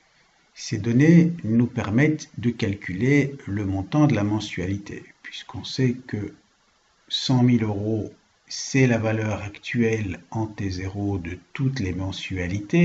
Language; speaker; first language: French; native; French